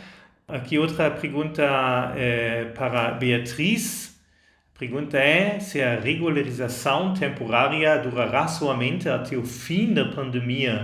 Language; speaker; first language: Portuguese; non-native, fluent; German